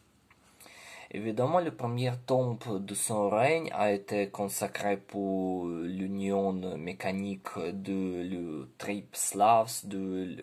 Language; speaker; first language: French; non-native, learner; Ukrainian